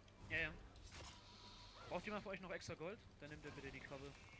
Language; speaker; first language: German; native; German